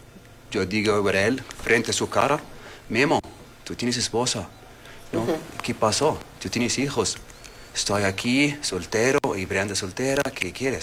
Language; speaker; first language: Spanish; non-native, learner; Arabic